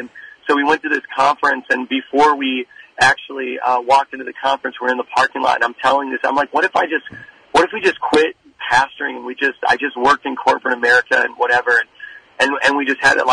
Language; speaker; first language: English; native; English